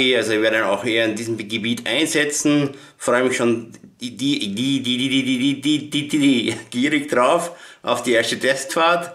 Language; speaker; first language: German; native; German